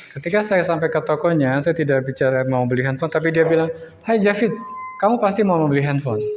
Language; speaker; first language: Indonesian; native; Indonesian